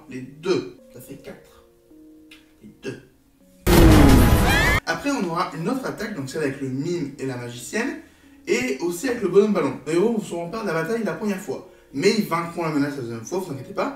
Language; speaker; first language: French; native; French